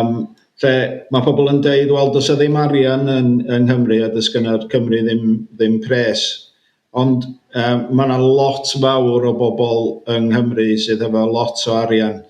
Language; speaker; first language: Welsh; native; Welsh